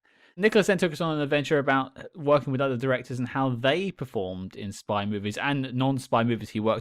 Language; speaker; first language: English; native; English